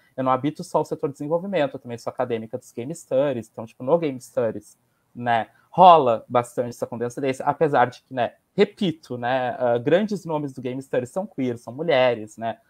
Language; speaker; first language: Portuguese; native; Portuguese